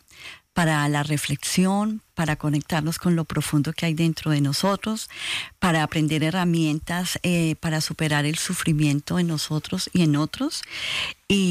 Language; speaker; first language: Spanish; native; Spanish